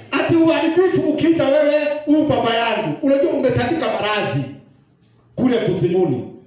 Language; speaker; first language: Swahili; non-native, local second language; Kikuyu